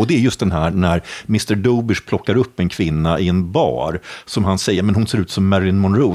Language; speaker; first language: Swedish; native; Swedish